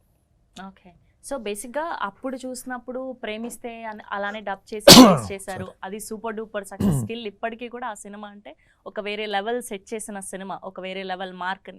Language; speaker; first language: Telugu; native; Telugu